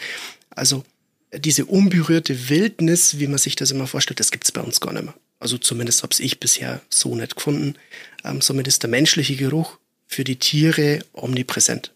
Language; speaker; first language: German; native; German